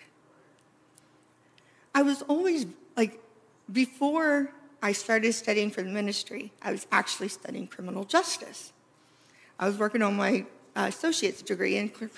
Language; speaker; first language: English; native; English